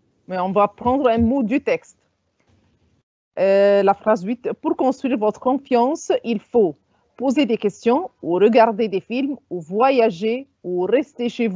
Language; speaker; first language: French; non-native, fluent; Arabic